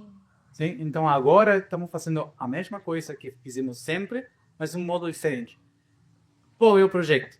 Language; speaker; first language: Portuguese; non-native, fluent; Spanish